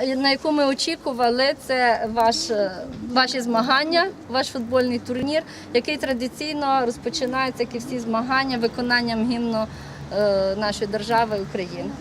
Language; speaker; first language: Ukrainian; native; Ukrainian